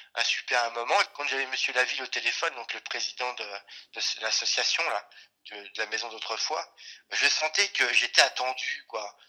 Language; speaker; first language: French; native; French